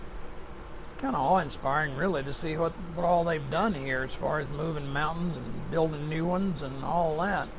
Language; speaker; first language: English; native; English